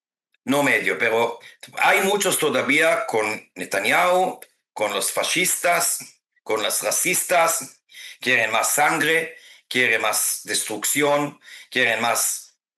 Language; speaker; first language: Spanish; non-native, fluent; Hebrew